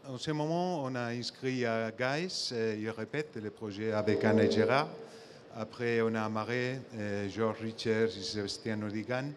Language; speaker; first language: French; non-native, fluent; Spanish